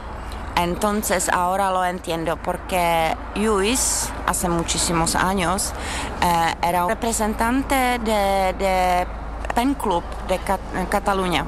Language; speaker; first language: Spanish; non-native, learner; Czech